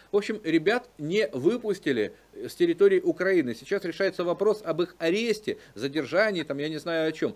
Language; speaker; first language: Russian; native; Russian